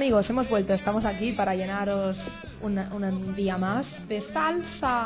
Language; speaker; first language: Spanish; native; Spanish